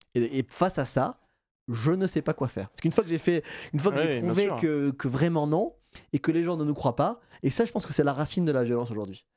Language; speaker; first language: French; native; French